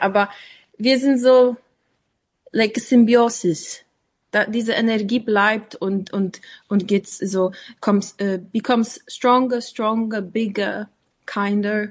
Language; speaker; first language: German; non-native, learner; English